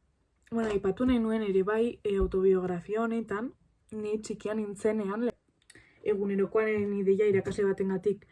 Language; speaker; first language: Basque; non-native, local second language; Spanish